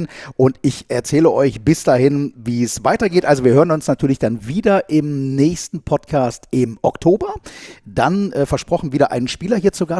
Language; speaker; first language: German; native; German